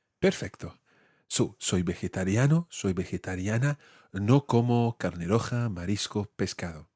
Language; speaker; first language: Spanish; non-native, fluent; English